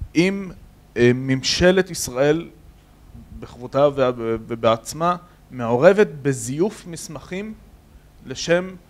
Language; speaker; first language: Hebrew; native; Hebrew